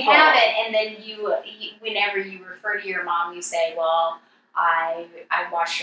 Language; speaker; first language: English; native; English